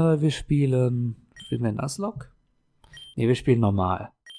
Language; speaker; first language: German; native; German